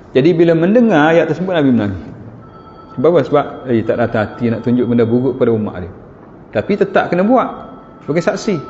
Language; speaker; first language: Malay; native; Malay